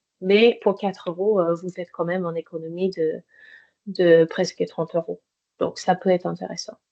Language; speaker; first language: French; native; French